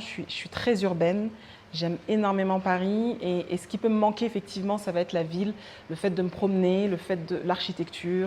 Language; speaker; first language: French; early bilingual, other home language; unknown